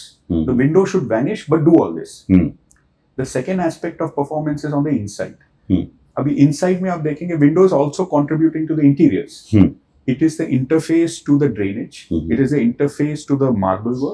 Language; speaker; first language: English; non-native, local second language; Hindi